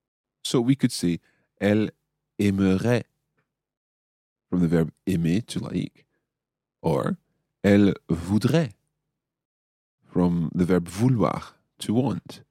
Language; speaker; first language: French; non-native, fluent; English